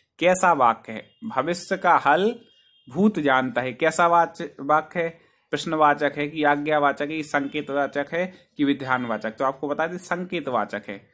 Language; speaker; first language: Hindi; native; Hindi